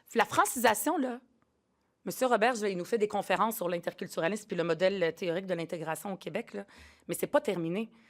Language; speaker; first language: French; early bilingual, other home language; Arabic